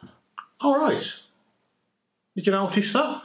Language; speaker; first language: English; native; English